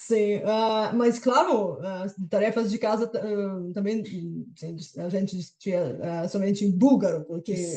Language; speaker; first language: Portuguese; non-native, fluent; Bulgarian